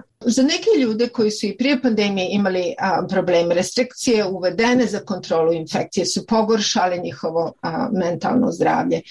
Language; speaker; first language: Serbian; native; Serbian